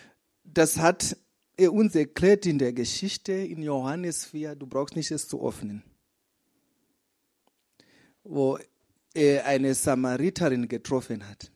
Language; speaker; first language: German; non-native, fluent; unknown